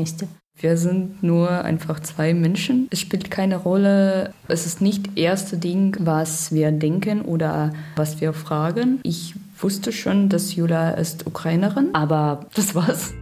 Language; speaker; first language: German; non-native, learner; Russian